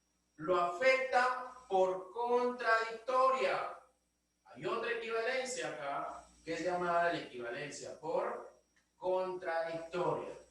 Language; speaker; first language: Spanish; native; Spanish